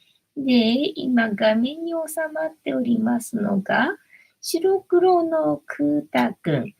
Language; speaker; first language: Japanese; native; Japanese